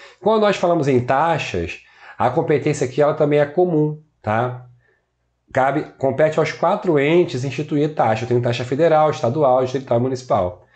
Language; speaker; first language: Portuguese; native; Portuguese